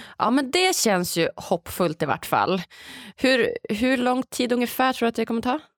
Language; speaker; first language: Swedish; native; Swedish